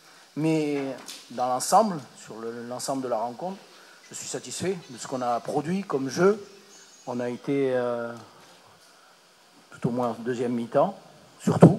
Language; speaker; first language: French; native; French